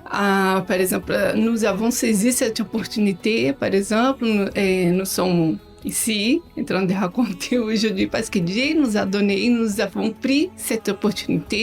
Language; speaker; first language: French; non-native, learner; Portuguese